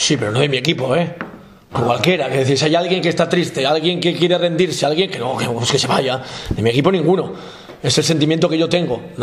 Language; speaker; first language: Spanish; native; Spanish